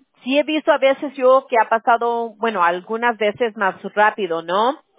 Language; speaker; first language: Spanish; early bilingual, heritage; Spanish